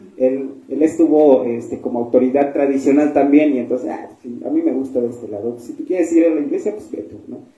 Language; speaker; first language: Spanish; non-native, local second language; Tzeltal